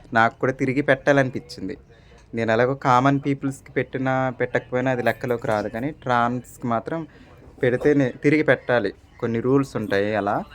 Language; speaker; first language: Telugu; native; Telugu